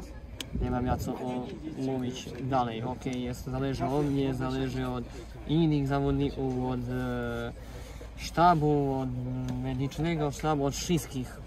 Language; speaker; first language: Polish; non-native, fluent; Serbian